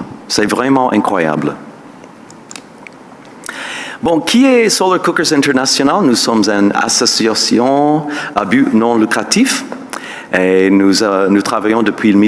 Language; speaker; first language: French; non-native, fluent; English